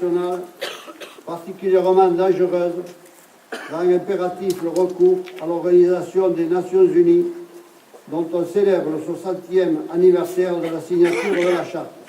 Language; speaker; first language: French; native; French